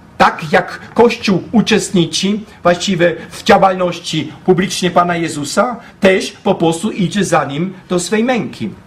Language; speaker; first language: Polish; non-native, fluent; German